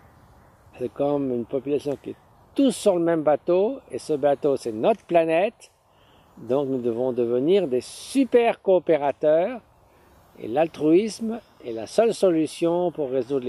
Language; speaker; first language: French; native; French